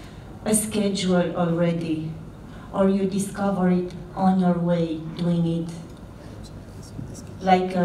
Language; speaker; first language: English; non-native, learner; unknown